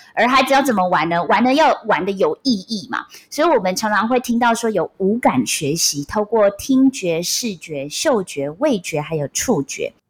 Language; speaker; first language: Chinese; non-native, local second language; Min Nan Chinese